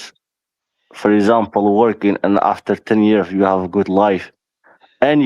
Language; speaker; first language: English; non-native, learner; Persian